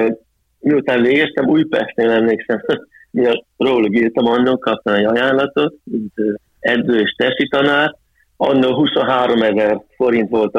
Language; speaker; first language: Hungarian; early bilingual, heritage; Hungarian